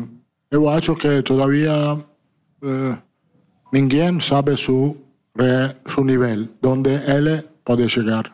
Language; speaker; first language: Portuguese; non-native, learner; Italian